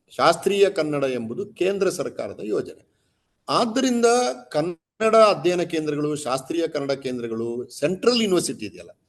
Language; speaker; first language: Kannada; native; Kannada